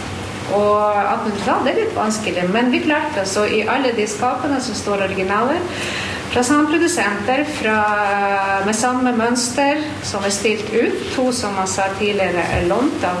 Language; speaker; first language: Norwegian; non-native, fluent; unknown